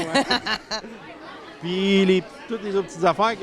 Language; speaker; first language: French; native; French